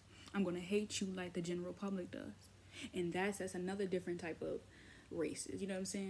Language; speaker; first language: English; native; English